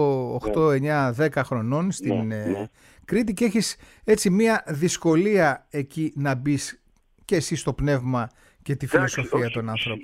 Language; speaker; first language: Greek; native; Greek